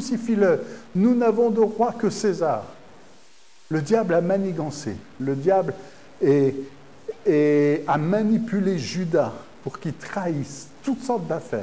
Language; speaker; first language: French; native; French